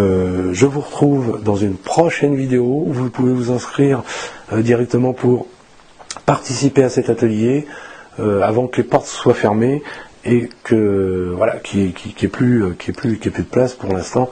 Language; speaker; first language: French; native; French